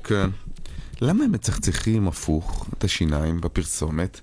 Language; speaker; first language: Hebrew; native; Hebrew